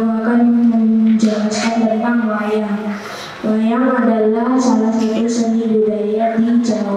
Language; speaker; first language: Indonesian; native; Indonesian